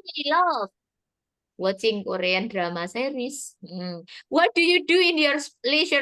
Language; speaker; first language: English; non-native, fluent; Indonesian